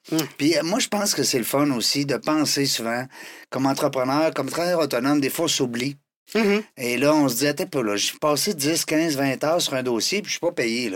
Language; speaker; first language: French; native; French